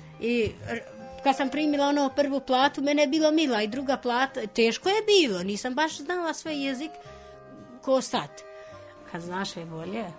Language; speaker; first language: Serbian; non-native, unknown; Albanian